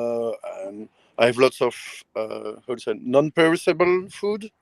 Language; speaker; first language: English; non-native, learner; French